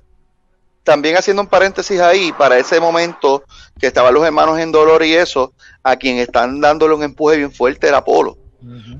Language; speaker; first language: Spanish; native; Spanish